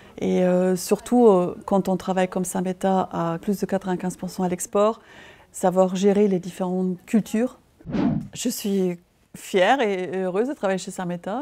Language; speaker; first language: French; non-native, fluent; German